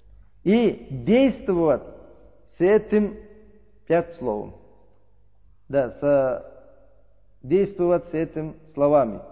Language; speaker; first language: Russian; non-native, learner; Uzbek